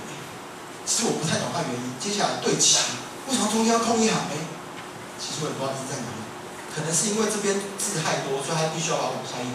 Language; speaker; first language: Chinese; native; Chinese